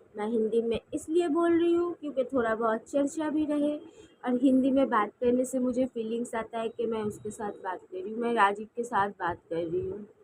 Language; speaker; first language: Hindi; non-native, local second language; Bangla